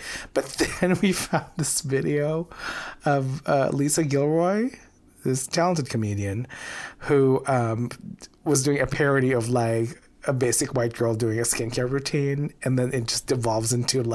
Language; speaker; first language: English; non-native, local second language; Filipino